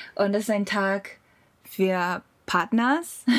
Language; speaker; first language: German; non-native, learner; Japanese